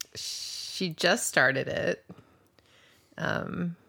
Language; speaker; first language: English; native; English